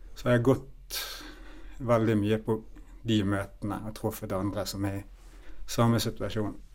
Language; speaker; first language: Norwegian; native; Norwegian